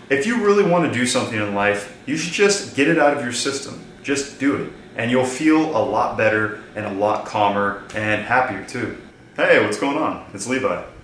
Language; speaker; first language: English; native; English